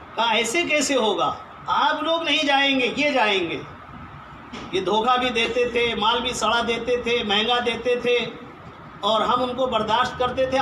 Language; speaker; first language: Urdu; native; Urdu